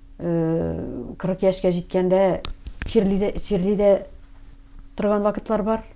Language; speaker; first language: Tatar; native; Tatar